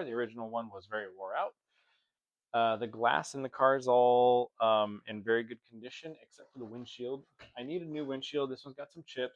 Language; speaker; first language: English; native; English